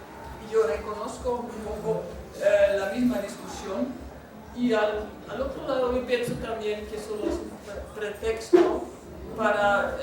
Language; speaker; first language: Spanish; non-native, fluent; German